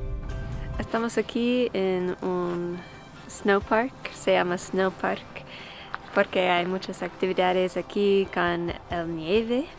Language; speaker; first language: Spanish; non-native, learner; English